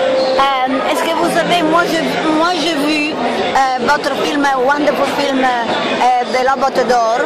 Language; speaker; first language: French; non-native, fluent; Italian